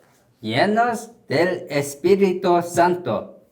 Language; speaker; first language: Spanish; non-native, learner; Korean